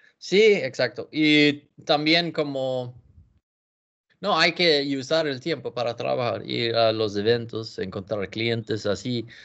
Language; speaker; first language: Spanish; non-native, learner; Swedish